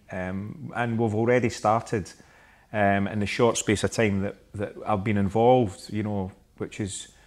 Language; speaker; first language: English; native; English